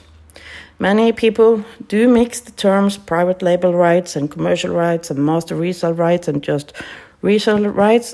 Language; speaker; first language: English; non-native, fluent; Norwegian